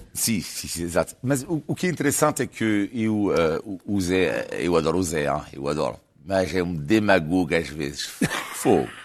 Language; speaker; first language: Portuguese; non-native, fluent; French